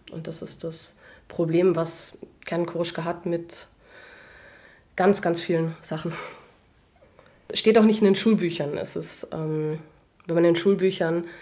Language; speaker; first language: German; native; German